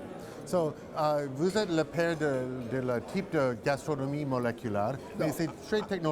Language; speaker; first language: French; non-native, learner; English